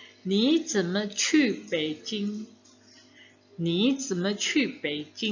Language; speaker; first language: Chinese; non-native, fluent; Indonesian